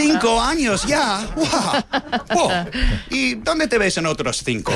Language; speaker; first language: Spanish; non-native, fluent; English